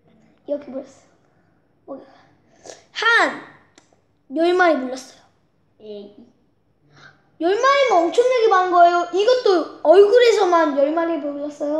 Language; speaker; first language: Korean; early bilingual, heritage; Korean